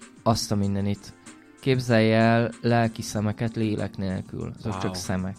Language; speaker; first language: Hungarian; native; Hungarian